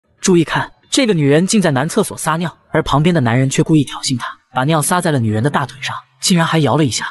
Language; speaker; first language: Chinese; native; Chinese